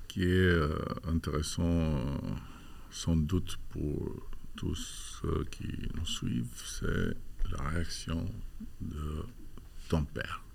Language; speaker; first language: French; non-native, fluent; Albanian